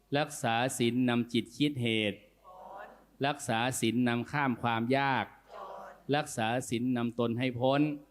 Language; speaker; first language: Thai; native; Thai